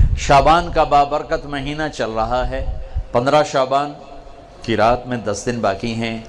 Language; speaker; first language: Urdu; non-native, local second language; Punjabi